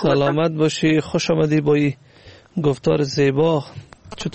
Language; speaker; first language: Persian; native; Persian